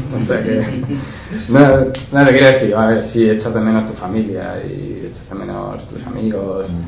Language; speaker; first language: Spanish; native; Spanish